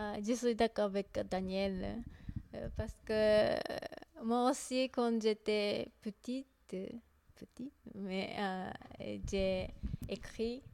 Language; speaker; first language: French; non-native, learner; Japanese